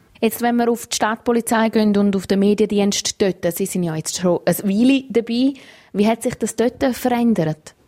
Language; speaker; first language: German; native; German